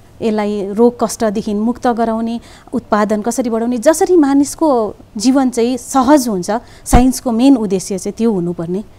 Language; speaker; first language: Nepali; native; Nepali